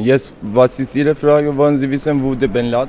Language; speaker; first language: German; non-native, fluent; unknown